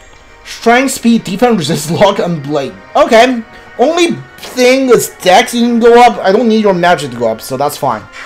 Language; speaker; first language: English; native; English